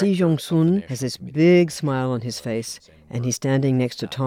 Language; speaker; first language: English; native; English